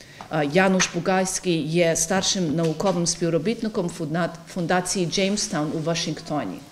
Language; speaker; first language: Ukrainian; early bilingual, heritage; Ukrainian